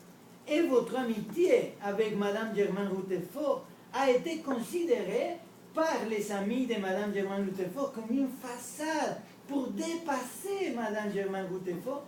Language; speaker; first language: French; non-native, learner; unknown